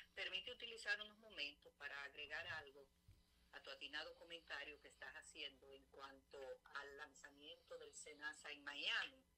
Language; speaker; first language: Spanish; native; Spanish